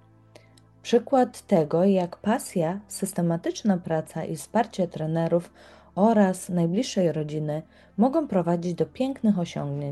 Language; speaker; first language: Polish; native; Polish